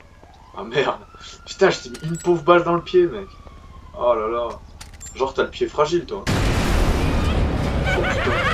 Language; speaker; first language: French; native; French